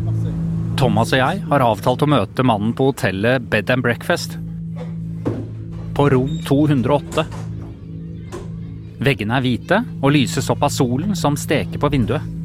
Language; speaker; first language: Norwegian; native; Norwegian